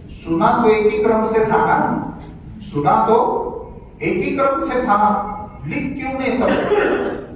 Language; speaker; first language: Hindi; non-native, local second language; Marathi